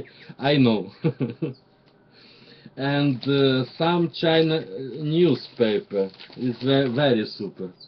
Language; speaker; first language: English; non-native, learner; Russian